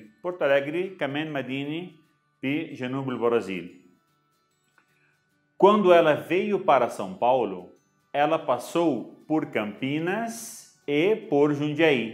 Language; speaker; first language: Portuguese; non-native, fluent; Arabic